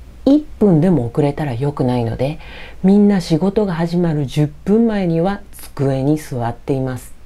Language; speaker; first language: Japanese; non-native, fluent; Spanish